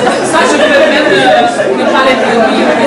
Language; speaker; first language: French; non-native, fluent; Italian